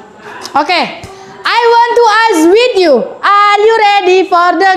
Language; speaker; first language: English; non-native, learner; Indonesian